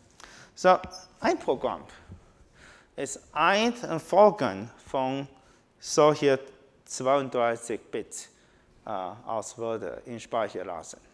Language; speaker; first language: German; non-native, learner; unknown